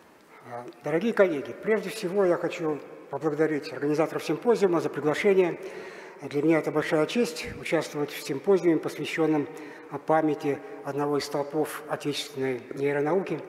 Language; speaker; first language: Russian; native; Russian